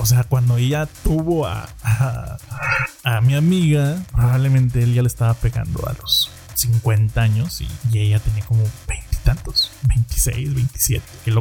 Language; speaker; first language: Spanish; native; Spanish